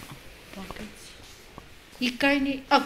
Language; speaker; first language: Japanese; non-native, fluent; Chinese